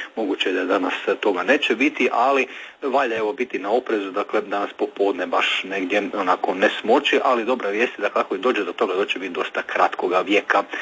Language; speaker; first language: Croatian; native; Croatian